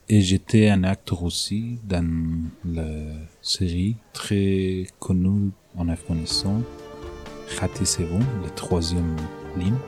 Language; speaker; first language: French; non-native, learner; Persian